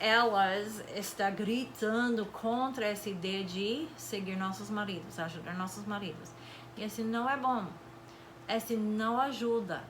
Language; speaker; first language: Portuguese; non-native, fluent; English